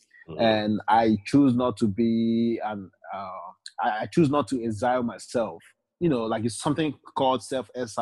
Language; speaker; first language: English; non-native, local second language; Igbo